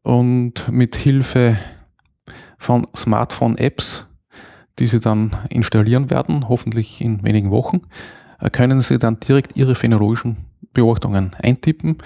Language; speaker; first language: German; native; German